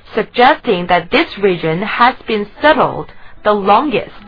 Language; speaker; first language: English; non-native, fluent; Chinese